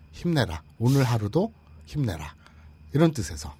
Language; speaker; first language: Korean; native; Korean